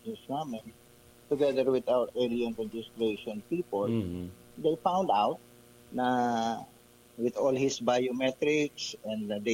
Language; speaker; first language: English; non-native, local second language; Bikol